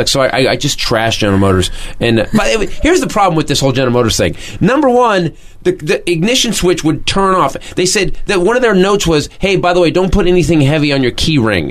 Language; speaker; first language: English; native; English